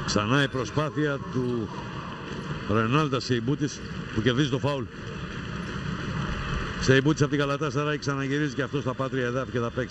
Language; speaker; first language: Greek; native; Greek